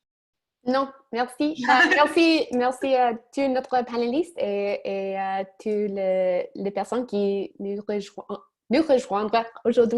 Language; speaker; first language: French; non-native, learner; English